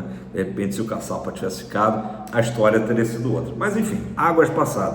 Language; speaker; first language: Portuguese; native; Portuguese